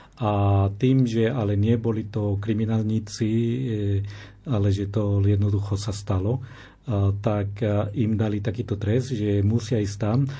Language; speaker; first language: Slovak; non-native, fluent; Spanish